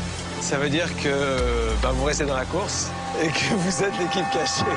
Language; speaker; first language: French; native; French